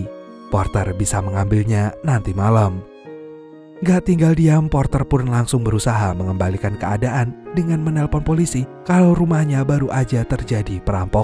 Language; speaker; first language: Indonesian; native; Indonesian